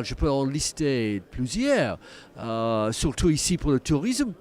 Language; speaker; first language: French; non-native, fluent; English